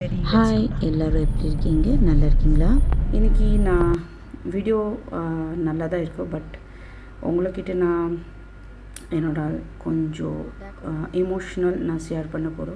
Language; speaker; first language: Tamil; non-native, local second language; Bangla